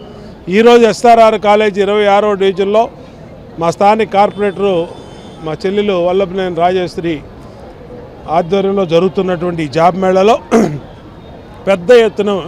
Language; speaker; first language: Telugu; native; Telugu